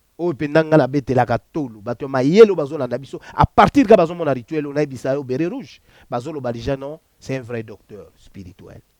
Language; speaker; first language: Lingala; native; Lingala